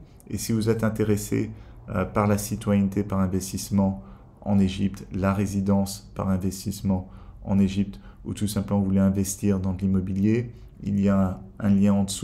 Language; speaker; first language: French; native; French